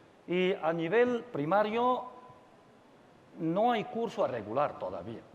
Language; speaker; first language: Spanish; non-native, fluent; Chinese